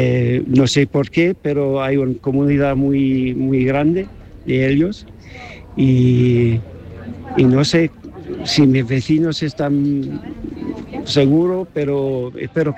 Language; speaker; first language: Spanish; non-native, fluent; English